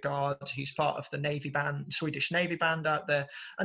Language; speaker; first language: English; native; English